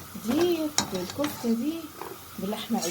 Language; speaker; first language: Arabic; native; Arabic